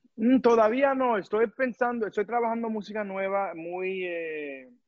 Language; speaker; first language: Spanish; early bilingual, heritage; Spanish